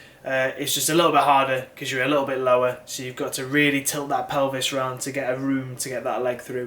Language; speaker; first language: English; native; English